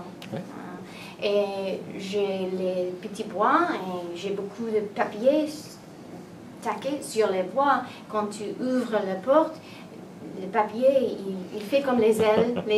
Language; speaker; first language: French; non-native, learner; English